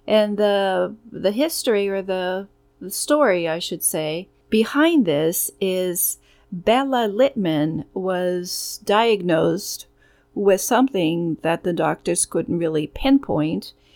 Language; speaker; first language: English; non-native, fluent; Portuguese